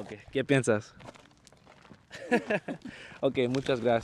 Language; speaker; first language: Spanish; non-native, learner; English